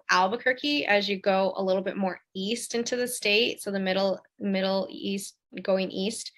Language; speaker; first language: English; native; English